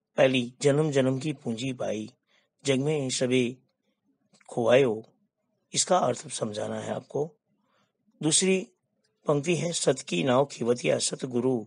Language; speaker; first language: Hindi; non-native, local second language; Gujarati